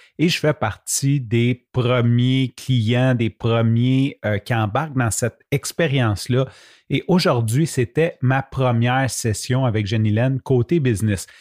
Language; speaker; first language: French; native; French